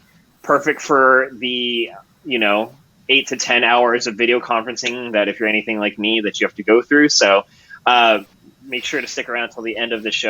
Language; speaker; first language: English; native; English